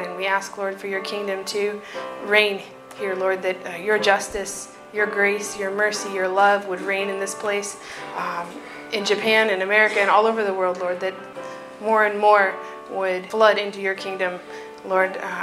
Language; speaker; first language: English; native; English